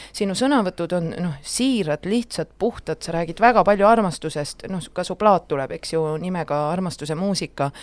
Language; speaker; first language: Estonian; native; Estonian